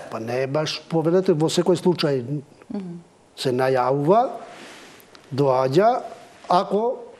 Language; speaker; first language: Macedonian; non-native, local second language; Albanian